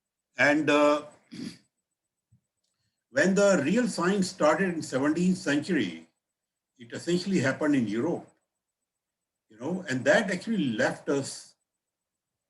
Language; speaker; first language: English; non-native, local second language; Hindi